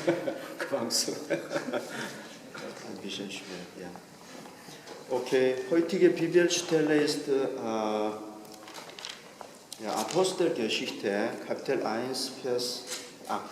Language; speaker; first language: German; non-native, learner; Korean